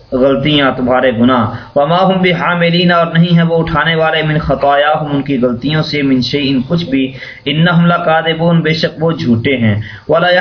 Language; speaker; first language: Urdu; non-native, local second language; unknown